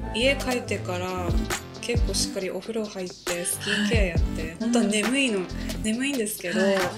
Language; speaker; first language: Japanese; non-native, fluent; English